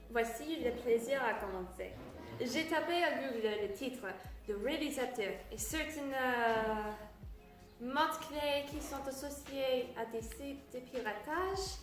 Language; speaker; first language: French; non-native, learner; English